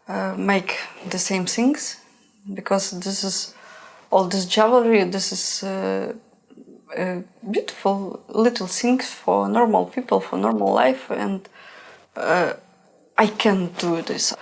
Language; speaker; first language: English; non-native, learner; Ukrainian